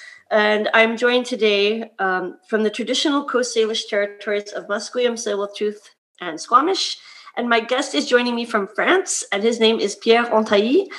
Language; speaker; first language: English; native; English